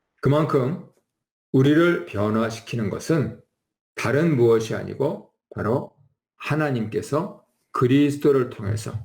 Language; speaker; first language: Korean; native; Korean